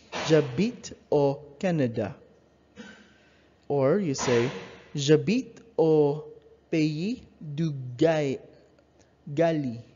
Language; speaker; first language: French; non-native, learner; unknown